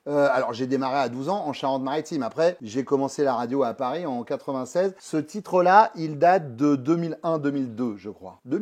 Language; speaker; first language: French; native; French